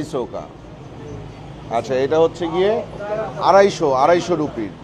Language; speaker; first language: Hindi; non-native, learner; Bangla